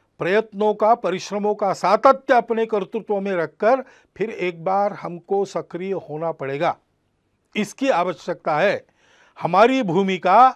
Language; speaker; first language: Hindi; non-native, local second language; Marathi